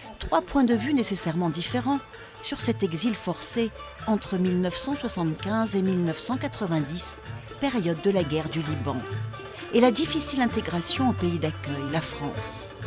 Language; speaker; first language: French; native; French